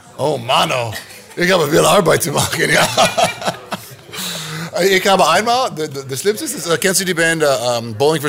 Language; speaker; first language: German; non-native, learner; English